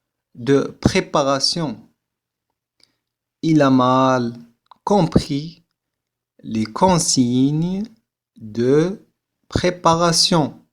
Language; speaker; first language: French; non-native, fluent; Arabic